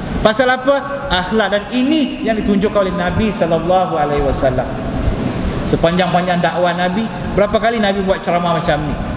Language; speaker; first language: Malay; non-native, local second language; Tamil